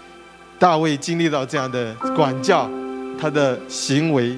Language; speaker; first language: Chinese; native; Chinese